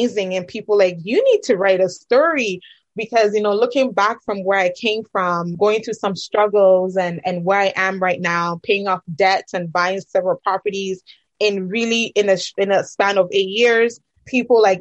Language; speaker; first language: English; non-native, local second language; Akan